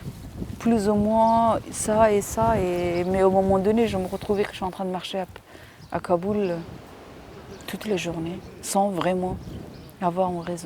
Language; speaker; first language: French; non-native, fluent; Persian